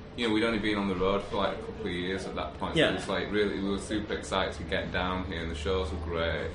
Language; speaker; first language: English; native; English